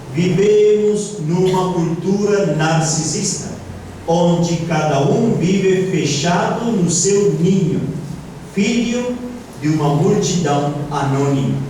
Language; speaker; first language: Portuguese; non-native, fluent; Italian